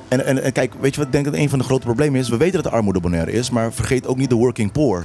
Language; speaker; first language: Dutch; non-native, local second language; Papiamento